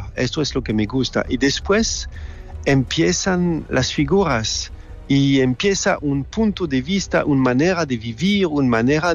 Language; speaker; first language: Spanish; non-native, learner; French